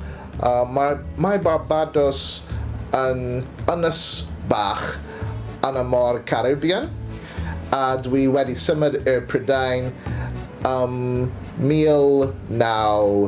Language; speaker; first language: Welsh; non-native, learner; English